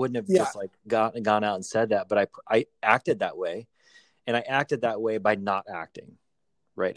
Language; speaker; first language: English; native; English